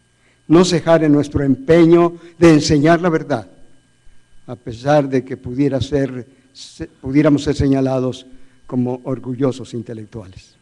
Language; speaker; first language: Spanish; native; Spanish